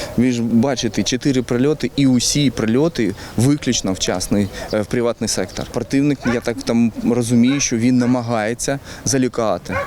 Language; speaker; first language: Ukrainian; non-native, local second language; Russian